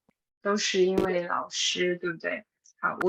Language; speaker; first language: Chinese; non-native, fluent; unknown